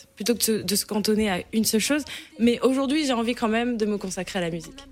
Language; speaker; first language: French; native; French